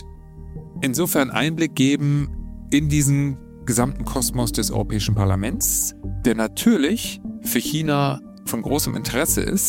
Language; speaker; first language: German; native; German